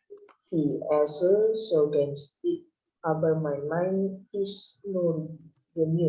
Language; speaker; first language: German; non-native, learner; Indonesian